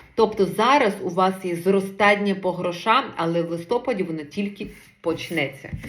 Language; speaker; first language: Ukrainian; non-native, local second language; Russian